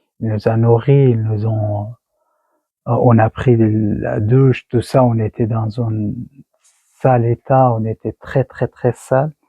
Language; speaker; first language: French; non-native, learner; Persian